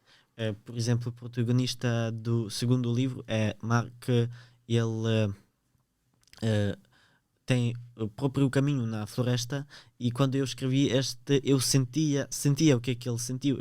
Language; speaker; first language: Portuguese; early bilingual, other home language; Ukrainian